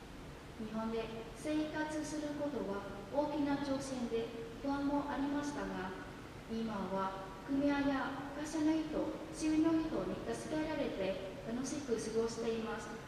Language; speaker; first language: Japanese; non-native, fluent; Vietnamese